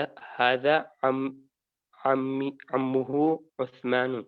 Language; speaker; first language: Arabic; non-native, learner; Urdu